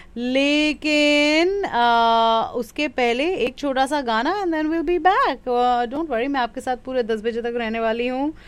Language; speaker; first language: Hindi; non-native, local second language; Bangla